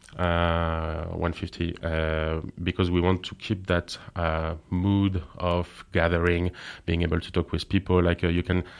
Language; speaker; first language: English; non-native, fluent; French